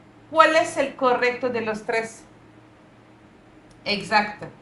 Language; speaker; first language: Spanish; non-native, fluent; French